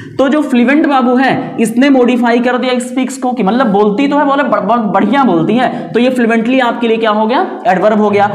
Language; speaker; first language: Hindi; native; Hindi